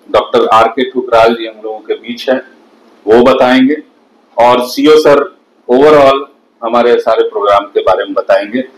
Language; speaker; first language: Hindi; native; Hindi